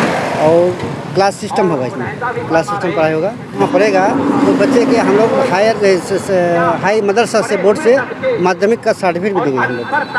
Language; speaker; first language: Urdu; non-native, local second language; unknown